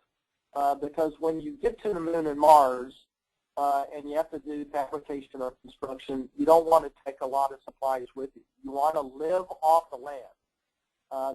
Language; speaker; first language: English; native; English